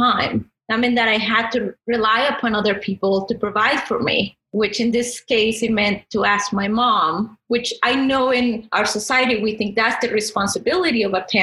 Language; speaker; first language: English; non-native, fluent; Spanish